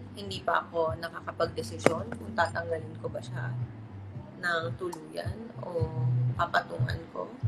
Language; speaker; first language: Filipino; native; Filipino